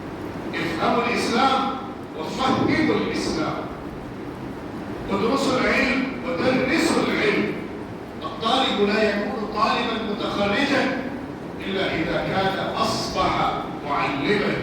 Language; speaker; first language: Arabic; non-native, fluent; Urdu